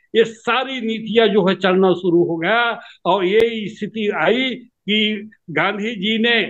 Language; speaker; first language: Hindi; native; Hindi